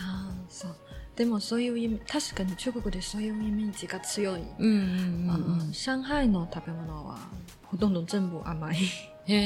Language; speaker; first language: Japanese; non-native, learner; Chinese